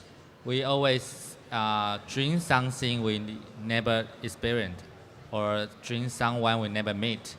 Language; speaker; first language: English; non-native, fluent; Chinese